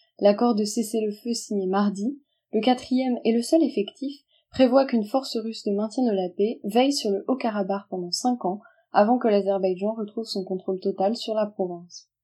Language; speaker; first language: French; native; French